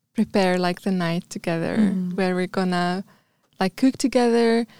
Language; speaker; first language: English; non-native, fluent; Arabic